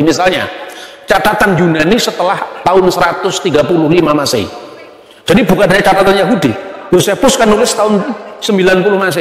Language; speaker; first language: Indonesian; native; Indonesian